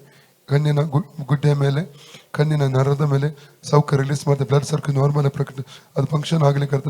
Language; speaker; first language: Kannada; non-native, local second language; Tulu